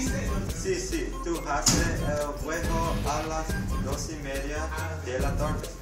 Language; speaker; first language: Spanish; non-native, learner; English